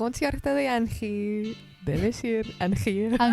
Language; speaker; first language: Spanish; non-native, learner; English